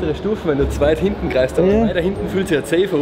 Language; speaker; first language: German; native; German